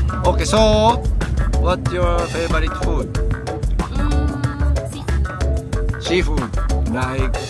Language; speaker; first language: English; non-native, learner; Japanese